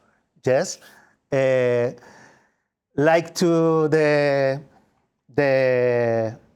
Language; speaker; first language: English; non-native, learner; Spanish